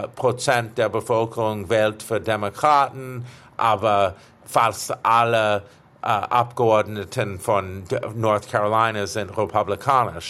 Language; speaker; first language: German; non-native, fluent; English